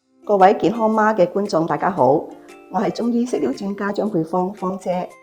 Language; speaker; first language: Cantonese; native; Cantonese